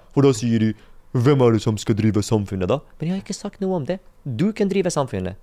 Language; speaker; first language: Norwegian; non-native, fluent; Arabic